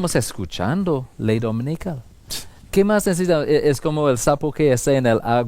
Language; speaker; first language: Spanish; non-native, fluent; English